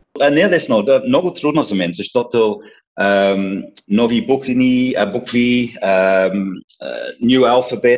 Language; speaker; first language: Bulgarian; non-native, learner; English